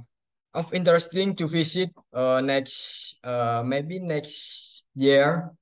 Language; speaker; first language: English; non-native, learner; Indonesian